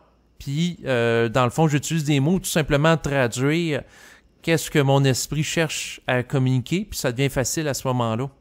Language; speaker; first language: French; native; French